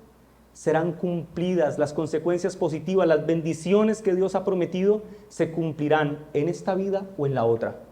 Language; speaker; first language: Spanish; native; Spanish